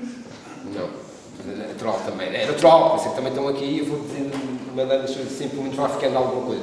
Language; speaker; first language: Portuguese; native; Portuguese